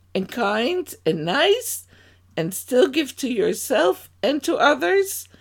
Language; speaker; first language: English; non-native, fluent; Dutch